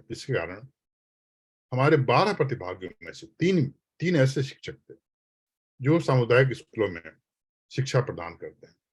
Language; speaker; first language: Hindi; native; Hindi